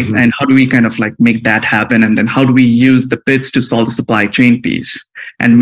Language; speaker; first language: English; non-native, local second language; Hindi